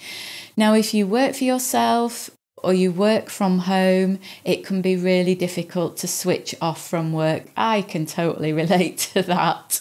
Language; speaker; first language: English; native; English